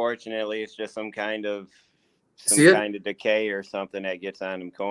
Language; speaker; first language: English; native; English